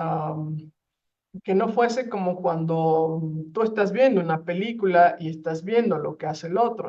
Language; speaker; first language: Spanish; native; Spanish